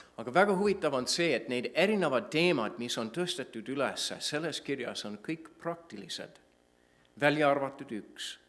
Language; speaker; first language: Estonian; non-native, fluent; English